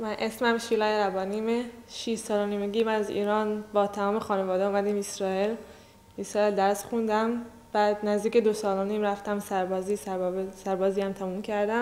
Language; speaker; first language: Persian; early bilingual, heritage; Persian